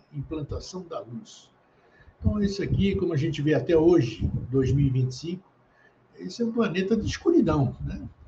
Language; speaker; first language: Portuguese; early bilingual, other home language; Greek